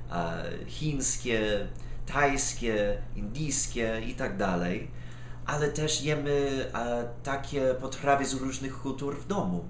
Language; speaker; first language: Polish; non-native, fluent; English